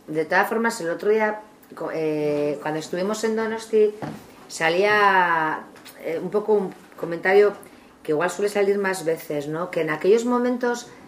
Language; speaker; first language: Spanish; non-native, local second language; Basque